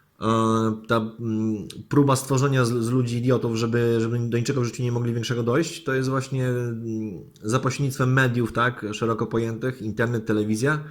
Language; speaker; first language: Polish; native; Polish